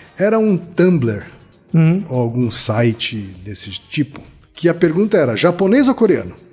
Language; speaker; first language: Portuguese; native; Portuguese